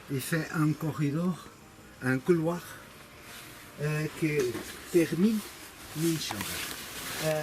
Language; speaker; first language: French; non-native, learner; Portuguese